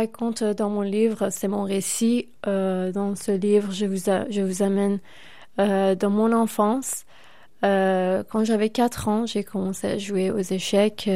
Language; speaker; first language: French; non-native, fluent; Persian